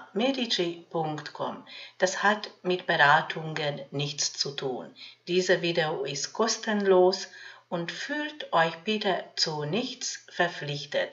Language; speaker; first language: German; non-native, fluent; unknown